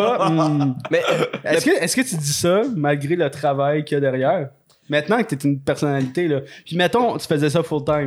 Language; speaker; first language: French; native; French